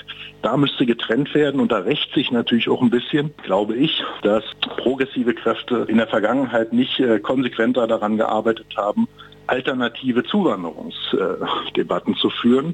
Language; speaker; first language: German; native; German